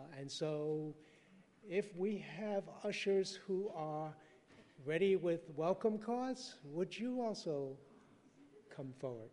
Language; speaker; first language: English; early bilingual, other home language; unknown